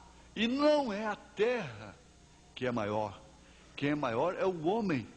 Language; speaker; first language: Portuguese; native; Portuguese